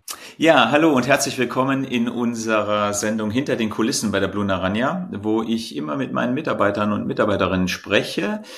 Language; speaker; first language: German; native; German